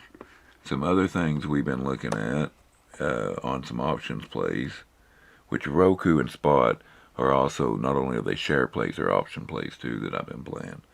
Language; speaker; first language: English; native; English